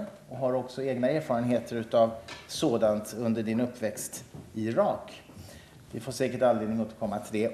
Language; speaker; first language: Swedish; native; Swedish